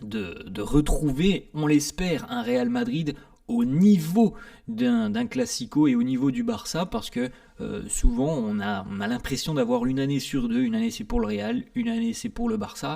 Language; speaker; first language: French; native; French